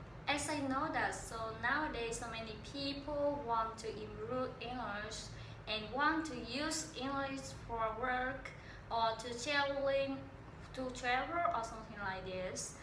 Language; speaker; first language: English; non-native, learner; Vietnamese